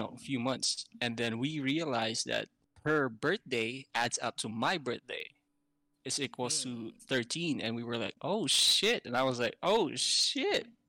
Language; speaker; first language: English; non-native, local second language; Filipino